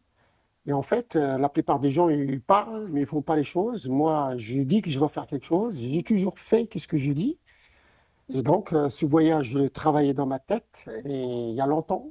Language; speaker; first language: French; non-native, local second language; Arabic